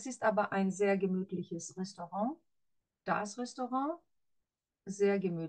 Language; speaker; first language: German; non-native, fluent; Greek